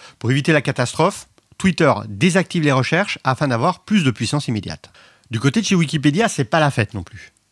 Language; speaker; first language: French; native; French